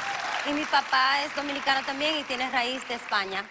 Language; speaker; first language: Spanish; early bilingual, other home language; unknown